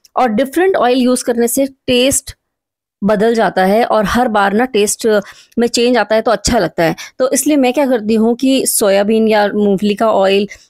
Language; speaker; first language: Hindi; native; Hindi